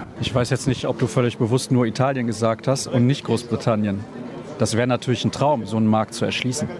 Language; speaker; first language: German; native; German